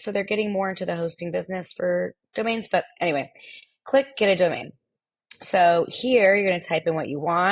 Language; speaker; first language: English; native; English